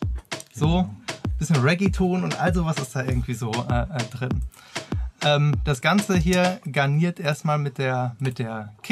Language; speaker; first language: German; native; German